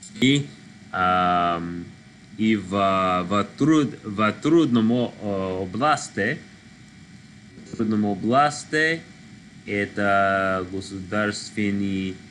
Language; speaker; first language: Russian; non-native, learner; English